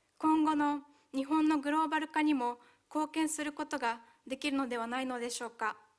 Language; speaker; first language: Japanese; early bilingual, other home language; Hungarian